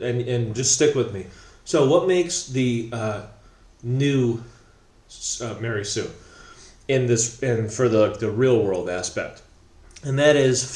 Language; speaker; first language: English; native; English